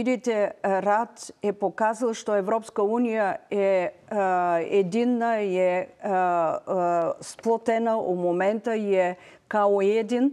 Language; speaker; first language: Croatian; non-native, learner; Bulgarian